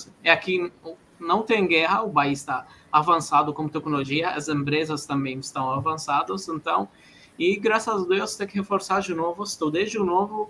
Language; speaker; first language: Portuguese; non-native, fluent; Arabic